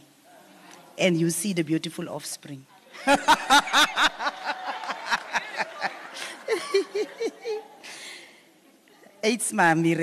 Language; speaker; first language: English; non-native, local second language; Afrikaans